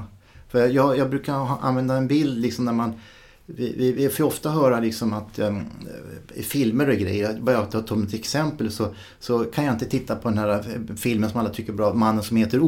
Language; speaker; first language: Swedish; native; Swedish